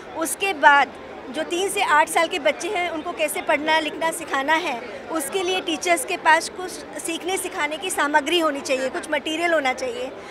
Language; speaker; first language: Hindi; native; Hindi